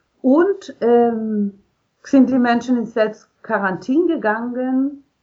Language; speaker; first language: German; non-native, learner; Spanish